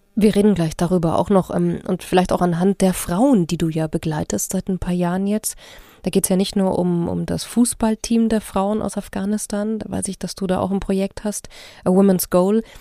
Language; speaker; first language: German; native; German